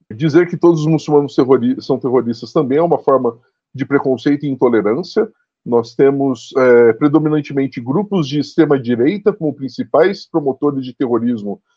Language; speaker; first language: Portuguese; early bilingual, other home language; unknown